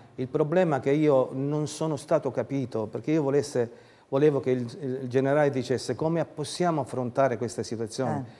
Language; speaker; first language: Italian; native; Italian